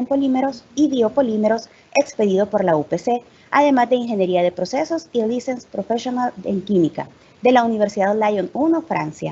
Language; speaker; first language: Spanish; native; Spanish